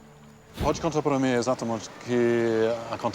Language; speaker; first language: Portuguese; non-native, learner; English